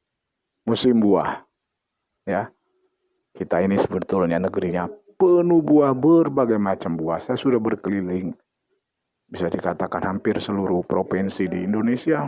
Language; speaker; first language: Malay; non-native, local second language; Achinese